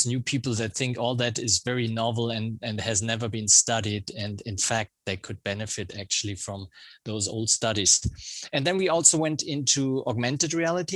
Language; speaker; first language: English; non-native, fluent; German